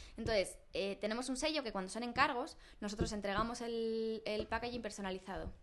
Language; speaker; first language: Spanish; native; Spanish